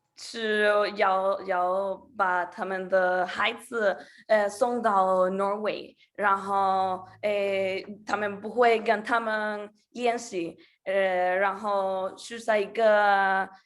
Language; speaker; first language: Chinese; non-native, learner; Spanish